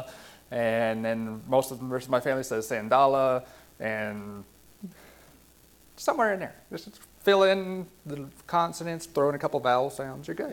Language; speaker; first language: English; native; English